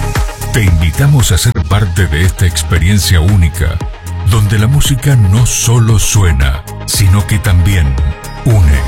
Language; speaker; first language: Spanish; native; Spanish